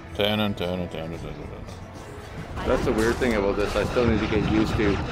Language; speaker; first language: English; native; English